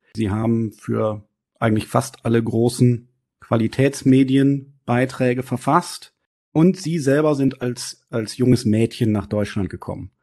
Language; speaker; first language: German; native; German